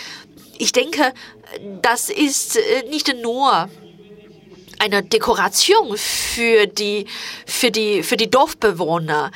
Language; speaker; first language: German; non-native, fluent; Chinese